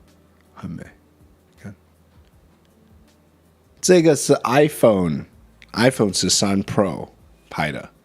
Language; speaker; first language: Chinese; non-native, learner; English